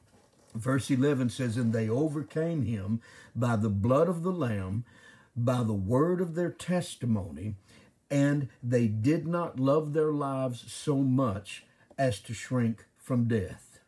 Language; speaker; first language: English; native; English